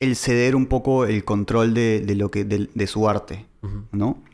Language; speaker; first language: Spanish; native; Spanish